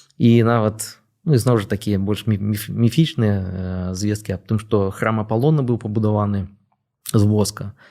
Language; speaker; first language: Belarusian; non-native, local second language; Russian